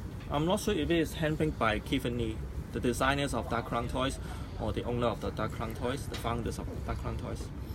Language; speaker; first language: English; non-native, local second language; Cantonese